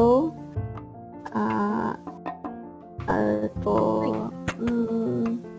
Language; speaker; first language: Japanese; non-native, learner; Malay